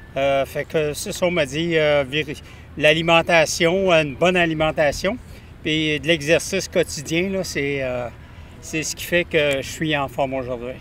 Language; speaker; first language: French; native; French